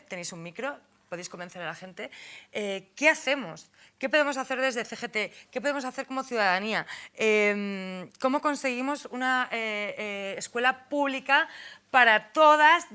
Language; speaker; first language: Spanish; native; Spanish